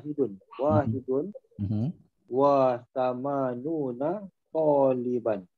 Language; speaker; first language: Arabic; non-native, learner; Malay